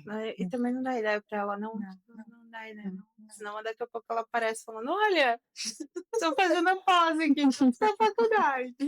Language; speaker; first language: Portuguese; native; Portuguese